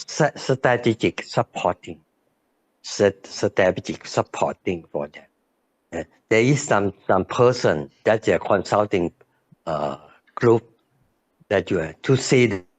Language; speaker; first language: English; non-native, learner; Thai